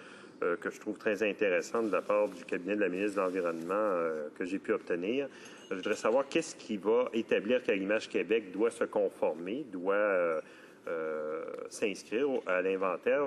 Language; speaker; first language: French; native; French